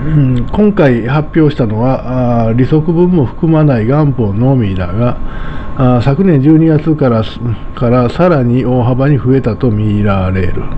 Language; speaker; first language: Japanese; native; Japanese